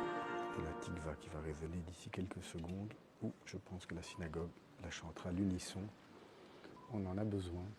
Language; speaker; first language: French; native; French